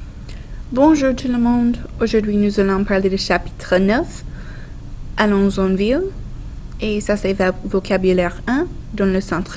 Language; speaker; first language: French; non-native, fluent; English